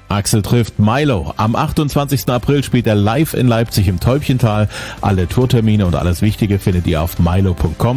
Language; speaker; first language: German; native; German